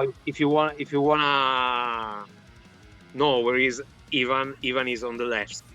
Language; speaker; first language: English; non-native, fluent; Italian